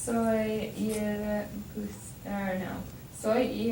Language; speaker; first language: Spanish; non-native, learner; English